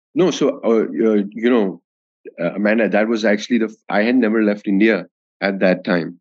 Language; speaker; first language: English; non-native, local second language; Hindi